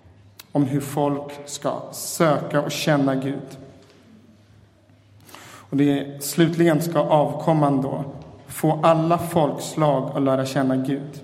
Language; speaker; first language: Swedish; native; Swedish